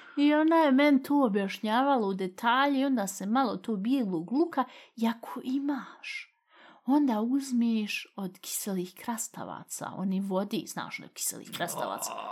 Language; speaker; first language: Bosnian; early bilingual, heritage; Bosnian